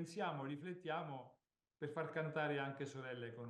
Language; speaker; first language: Italian; native; Italian